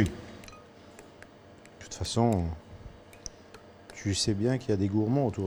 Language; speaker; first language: French; native; French